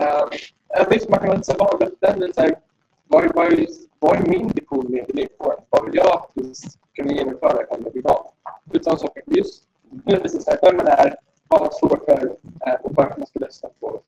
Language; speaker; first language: Swedish; native; Swedish